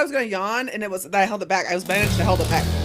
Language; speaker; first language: English; native; English